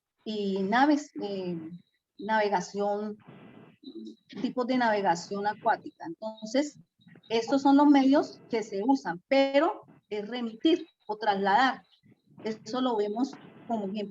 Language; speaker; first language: Spanish; native; Spanish